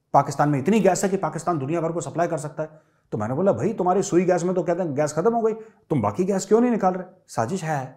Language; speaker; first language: Hindi; native; Hindi